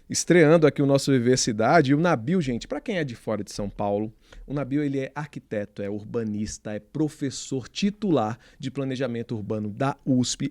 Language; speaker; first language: Portuguese; native; Portuguese